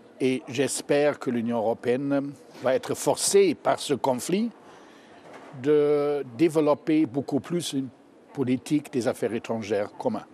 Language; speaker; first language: French; non-native, fluent; German